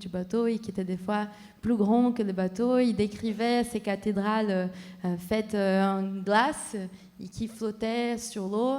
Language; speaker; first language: French; non-native, fluent; Portuguese